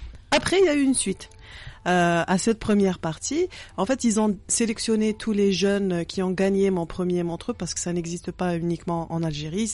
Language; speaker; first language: French; non-native, local second language; Arabic